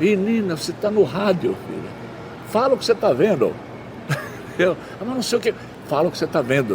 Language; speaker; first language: Portuguese; native; Portuguese